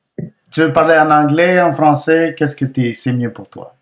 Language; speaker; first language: French; non-native, fluent; Spanish